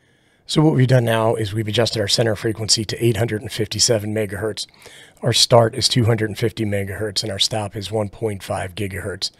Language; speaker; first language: English; native; English